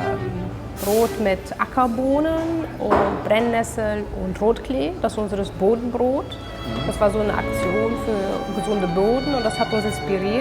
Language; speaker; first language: German; non-native, fluent; Dutch